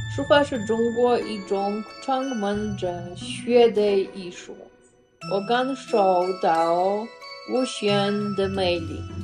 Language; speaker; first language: Chinese; non-native, learner; Polish